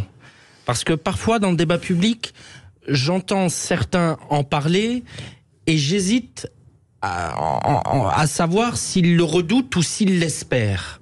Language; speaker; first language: French; native; French